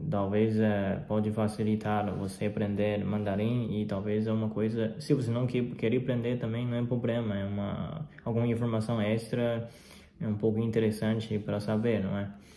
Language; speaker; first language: Portuguese; non-native, fluent; Chinese